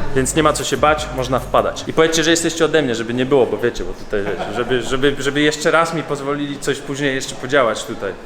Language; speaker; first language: Polish; early bilingual, heritage; Polish